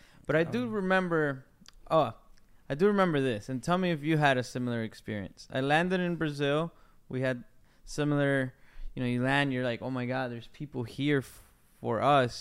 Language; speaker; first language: English; native; English